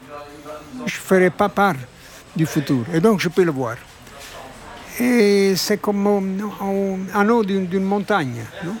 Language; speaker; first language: French; non-native, fluent; Italian